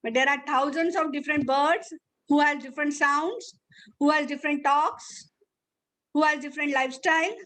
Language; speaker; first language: English; non-native, local second language; Marathi